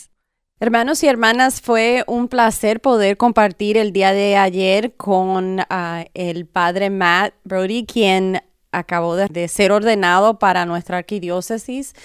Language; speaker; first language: Spanish; native; Spanish